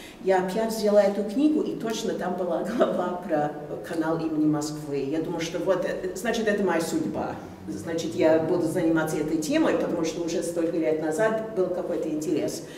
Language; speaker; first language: Russian; non-native, fluent; English